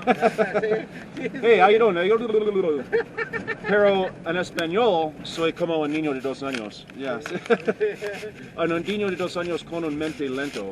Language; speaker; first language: Spanish; non-native, learner; English